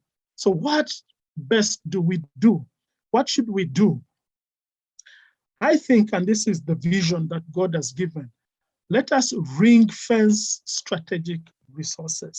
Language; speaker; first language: English; non-native, local second language; Ganda